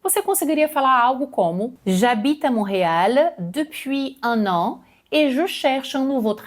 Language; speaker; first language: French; non-native, fluent; Portuguese